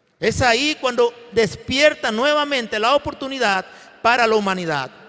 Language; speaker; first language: Spanish; native; Spanish